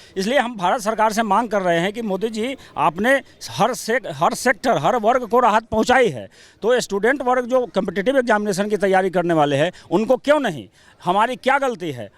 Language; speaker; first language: Hindi; native; Hindi